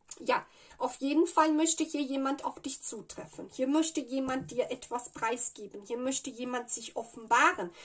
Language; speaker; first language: German; non-native, fluent; Italian